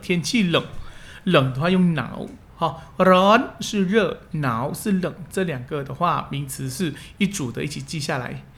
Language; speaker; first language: Chinese; early bilingual, heritage; Chinese